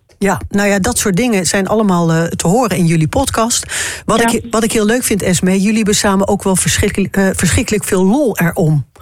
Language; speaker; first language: Dutch; native; Dutch